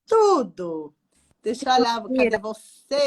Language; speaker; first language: Portuguese; native; Portuguese